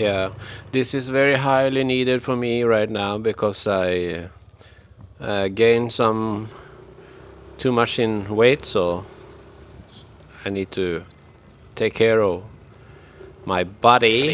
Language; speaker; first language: English; non-native, learner; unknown